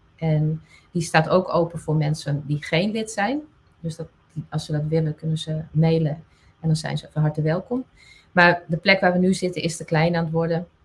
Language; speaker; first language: Dutch; non-native, local second language; Western Frisian